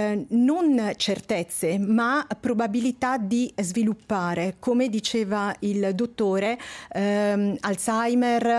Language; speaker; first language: Italian; native; Italian